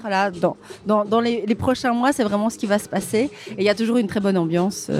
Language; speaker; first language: French; native; French